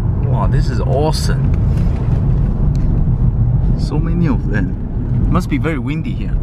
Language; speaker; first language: English; non-native, fluent; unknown